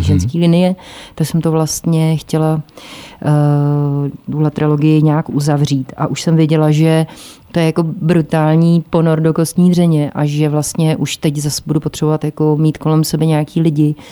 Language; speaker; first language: Czech; native; Czech